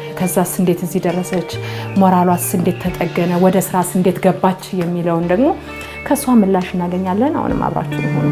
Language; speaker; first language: Amharic; native; Amharic